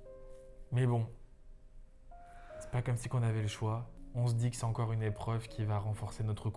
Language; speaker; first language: French; native; French